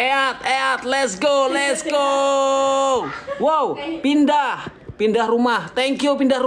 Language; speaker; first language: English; non-native, learner; Indonesian